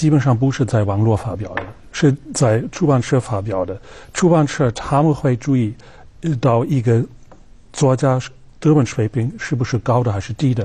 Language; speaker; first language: Chinese; non-native, fluent; German